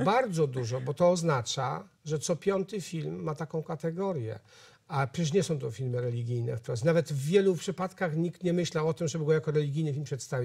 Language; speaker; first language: Polish; native; Polish